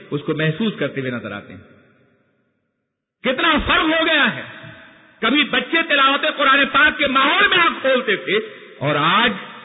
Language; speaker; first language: Urdu; native; Urdu